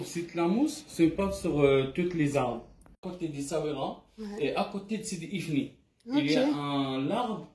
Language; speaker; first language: French; non-native, learner; Arabic